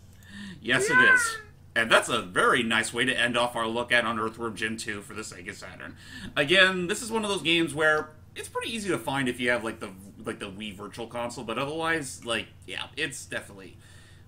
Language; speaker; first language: English; native; English